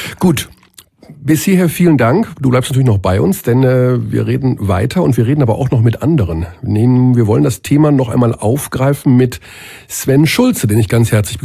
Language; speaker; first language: German; native; German